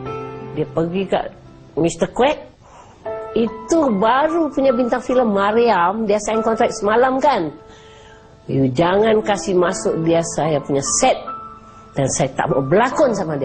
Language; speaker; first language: Malay; native; Malay